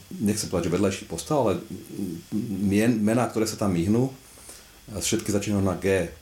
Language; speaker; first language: Slovak; native; Slovak